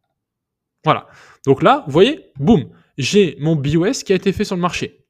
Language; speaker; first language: French; native; French